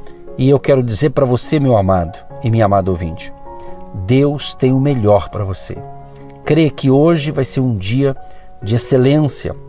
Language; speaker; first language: Portuguese; native; Portuguese